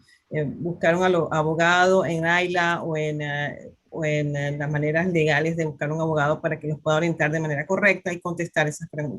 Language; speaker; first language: Spanish; native; Spanish